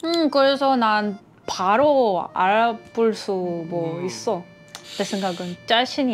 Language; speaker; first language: Korean; non-native, learner; Russian